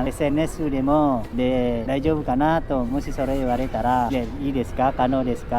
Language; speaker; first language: Japanese; non-native, fluent; Indonesian